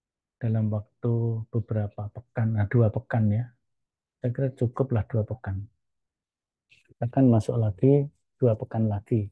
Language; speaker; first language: Indonesian; native; Indonesian